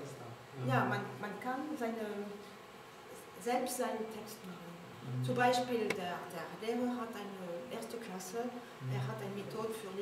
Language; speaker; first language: German; non-native, learner; French